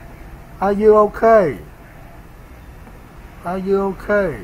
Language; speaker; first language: English; non-native, learner; Vietnamese